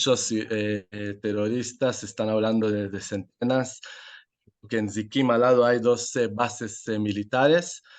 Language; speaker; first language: Spanish; non-native, fluent; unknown